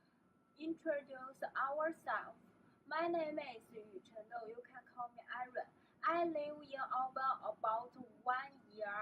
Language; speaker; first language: English; non-native, learner; Chinese